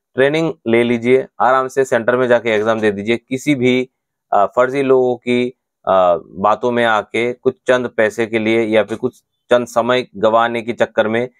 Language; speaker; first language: Hindi; non-native, local second language; Bangla